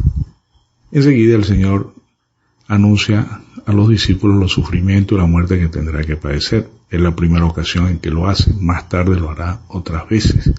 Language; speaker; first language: Spanish; native; Spanish